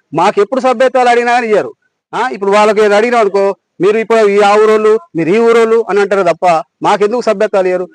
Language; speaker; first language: Telugu; native; Telugu